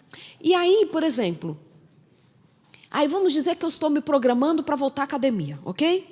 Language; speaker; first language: Portuguese; native; Portuguese